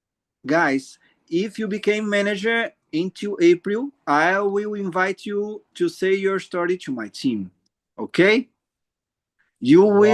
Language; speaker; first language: English; non-native, learner; Portuguese